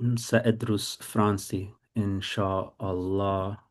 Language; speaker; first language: Arabic; non-native, fluent; English